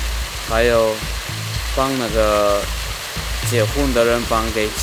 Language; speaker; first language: Chinese; non-native, learner; Turkmen